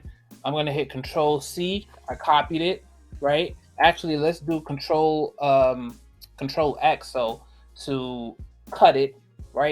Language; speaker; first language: English; native; English